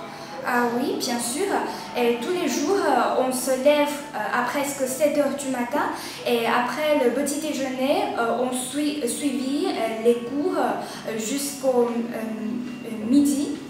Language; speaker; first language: French; non-native, learner; Chinese